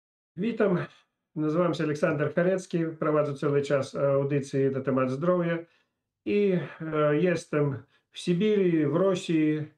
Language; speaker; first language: Polish; non-native, fluent; Russian